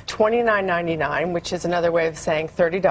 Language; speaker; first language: English; native; English